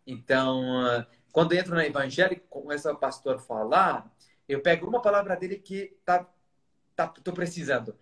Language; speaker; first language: Portuguese; non-native, fluent; Arabic